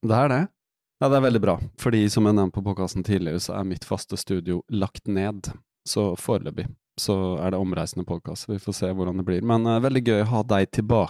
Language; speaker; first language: Norwegian; native; Norwegian